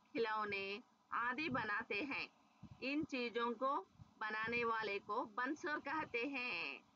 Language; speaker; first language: Hindi; non-native, local second language; Telugu